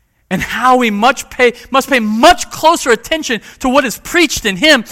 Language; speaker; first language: English; native; English